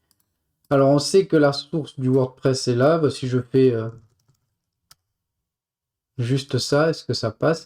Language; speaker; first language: French; native; French